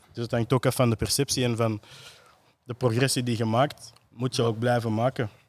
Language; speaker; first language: Dutch; native; Dutch